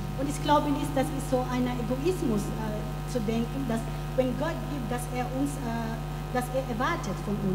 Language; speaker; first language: German; non-native, learner; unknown